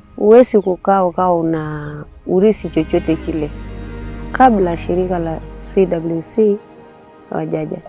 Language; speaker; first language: Swahili; non-native, local second language; Masai